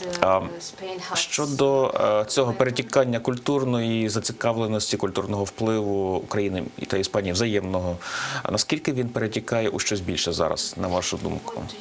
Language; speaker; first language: Ukrainian; native; Ukrainian